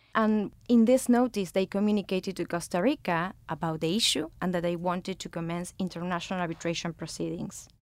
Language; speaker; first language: English; non-native, fluent; Spanish